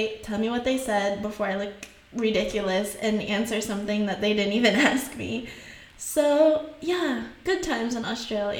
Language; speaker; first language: English; non-native, fluent; French